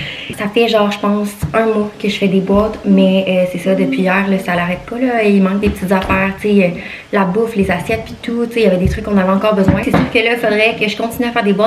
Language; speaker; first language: French; native; French